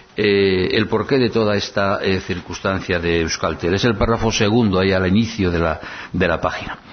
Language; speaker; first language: Spanish; non-native, local second language; Basque